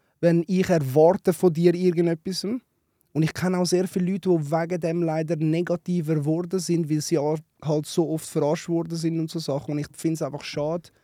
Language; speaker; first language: German; native; German